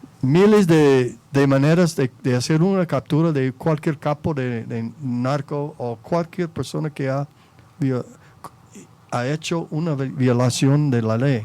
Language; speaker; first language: Spanish; non-native, fluent; English